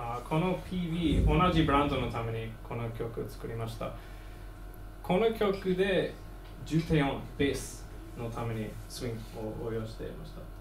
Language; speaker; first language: Japanese; non-native, learner; English